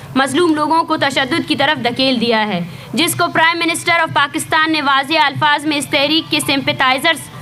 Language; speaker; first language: Urdu; non-native, local second language; Baluchi